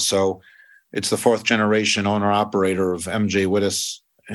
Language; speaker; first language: English; native; English